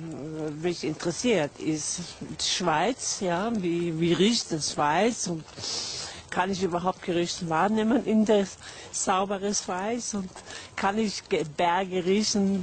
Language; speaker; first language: German; non-native, fluent; Norwegian